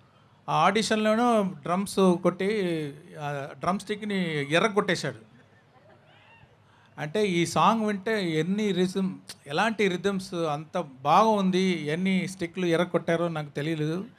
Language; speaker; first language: Telugu; non-native, fluent; Tamil